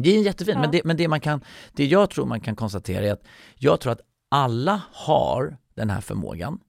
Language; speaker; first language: Swedish; native; Swedish